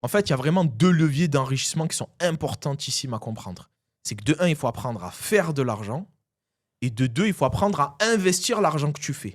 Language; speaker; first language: French; native; French